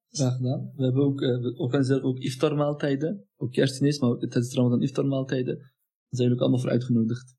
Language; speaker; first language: Dutch; early bilingual, other home language; Turkish